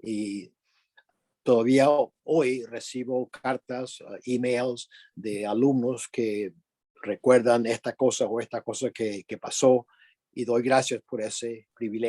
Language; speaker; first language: Spanish; early bilingual, other home language; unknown